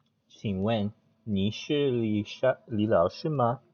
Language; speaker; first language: Chinese; non-native, learner; English